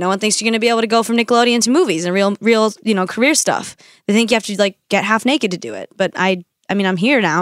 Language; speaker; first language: English; early bilingual, other home language; Spanish